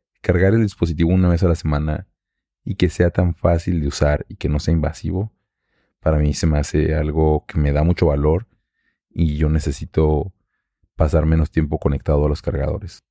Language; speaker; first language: Spanish; native; Spanish